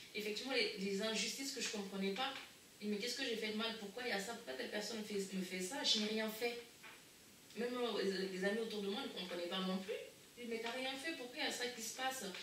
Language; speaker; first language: French; early bilingual, other home language; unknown